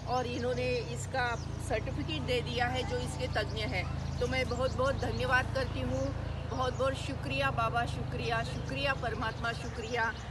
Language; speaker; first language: Hindi; non-native, local second language; Marathi